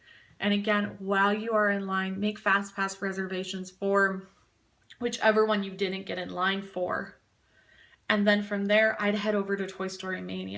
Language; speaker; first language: English; native; English